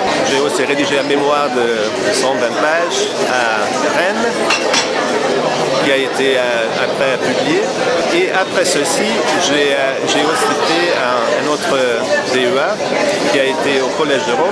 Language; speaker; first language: French; non-native, fluent; Hungarian